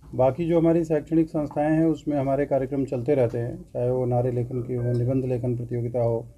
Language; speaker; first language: Hindi; native; Hindi